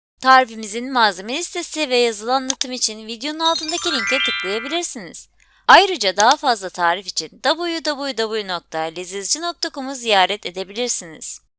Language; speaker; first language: Turkish; native; Turkish